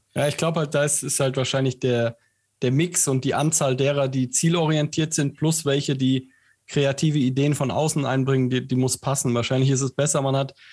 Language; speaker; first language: German; native; German